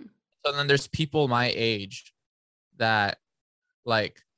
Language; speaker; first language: English; early bilingual, other home language; Spanish